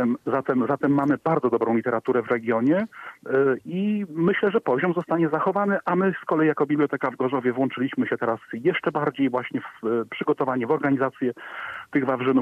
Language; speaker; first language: Polish; native; Polish